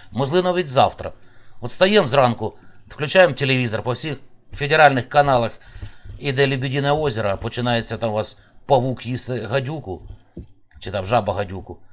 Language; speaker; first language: Ukrainian; native; Ukrainian